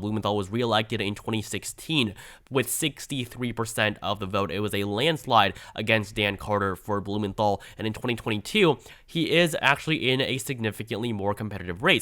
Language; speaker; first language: English; native; English